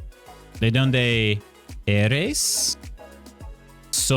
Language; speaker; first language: Spanish; non-native, learner; English